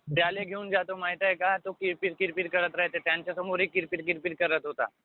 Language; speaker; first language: Marathi; non-native, local second language; Hindi